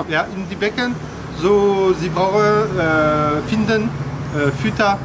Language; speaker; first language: German; non-native, learner; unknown